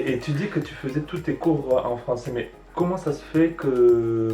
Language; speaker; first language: French; native; French